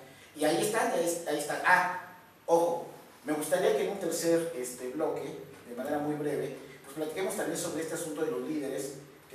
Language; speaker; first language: Spanish; native; Spanish